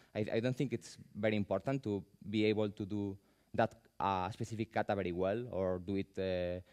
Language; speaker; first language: English; non-native, fluent; Spanish